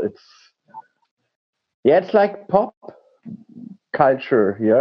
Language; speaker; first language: English; non-native, learner; German